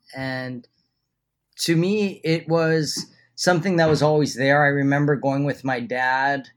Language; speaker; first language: English; native; English